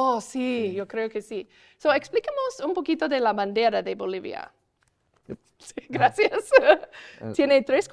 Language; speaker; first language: Spanish; non-native, learner; English